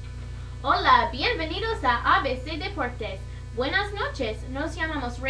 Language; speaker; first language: Spanish; non-native, learner; English